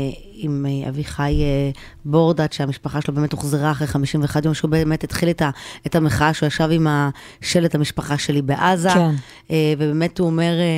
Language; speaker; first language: Hebrew; native; Hebrew